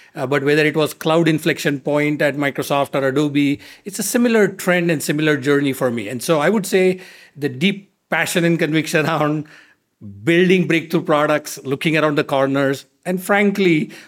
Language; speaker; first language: English; non-native, local second language; Marathi